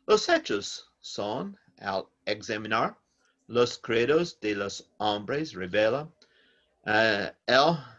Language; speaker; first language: Spanish; non-native, learner; English